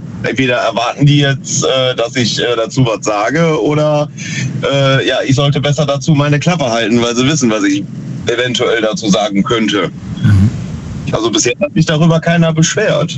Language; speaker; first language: German; native; German